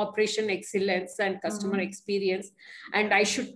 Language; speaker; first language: English; non-native, local second language; Kannada